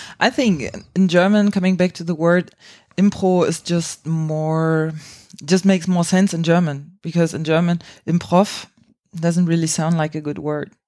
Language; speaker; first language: English; non-native, fluent; German